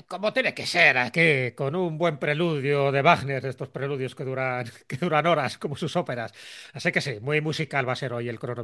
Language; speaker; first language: Spanish; native; Spanish